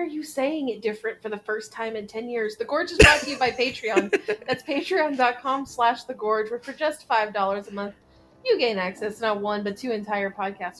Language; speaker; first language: English; native; English